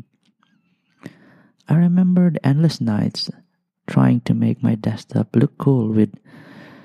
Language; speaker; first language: English; non-native, local second language; Bikol